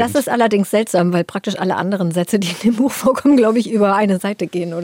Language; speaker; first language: German; native; German